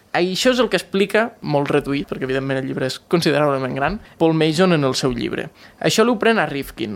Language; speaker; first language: Catalan; native; Catalan